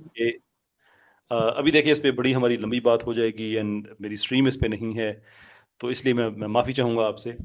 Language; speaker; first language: Urdu; native; Urdu